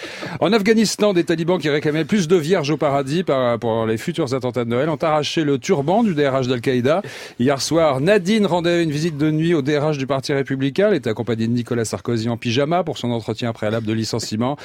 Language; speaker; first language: French; native; French